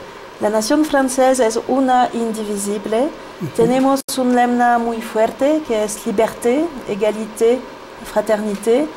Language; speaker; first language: Spanish; non-native, fluent; French